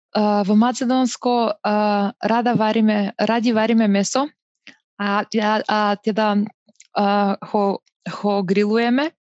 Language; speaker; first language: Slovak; non-native, fluent; Macedonian